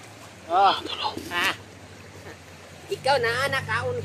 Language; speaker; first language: Cebuano; non-native, local second language; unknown